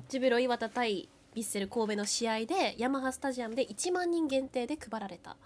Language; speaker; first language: Japanese; native; Japanese